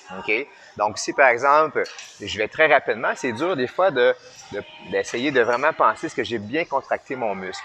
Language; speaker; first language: French; native; French